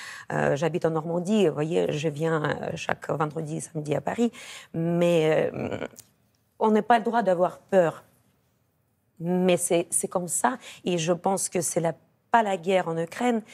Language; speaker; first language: French; non-native, fluent; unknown